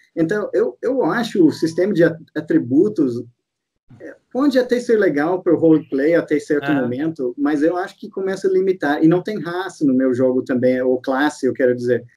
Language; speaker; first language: Portuguese; non-native, fluent; English